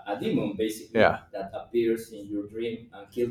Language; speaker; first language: English; non-native, fluent; Spanish